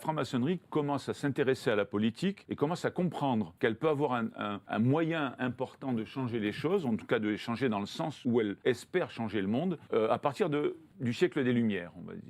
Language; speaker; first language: French; native; French